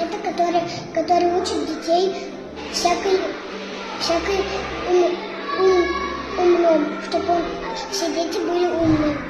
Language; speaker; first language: Russian; non-native, local second language; Kazakh